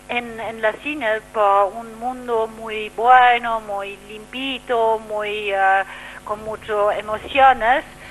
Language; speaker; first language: Spanish; non-native, fluent; German